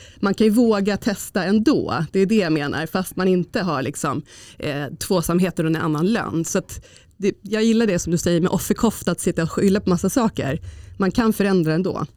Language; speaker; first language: Swedish; native; Swedish